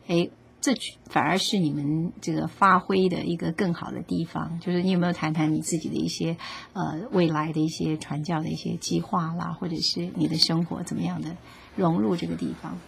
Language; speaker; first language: Chinese; native; Chinese